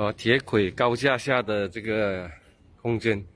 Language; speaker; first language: Chinese; native; Chinese